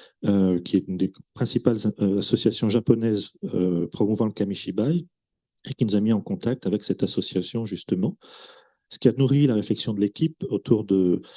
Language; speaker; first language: French; native; French